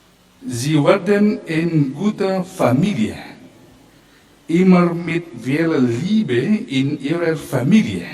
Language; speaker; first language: German; non-native, learner; Batak Toba